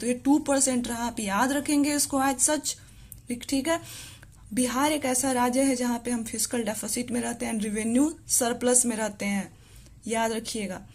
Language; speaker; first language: Hindi; native; Hindi